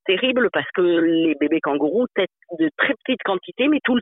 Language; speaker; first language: French; native; French